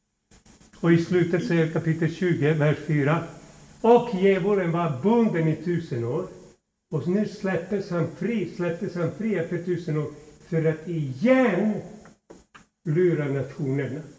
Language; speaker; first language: Swedish; non-native, fluent; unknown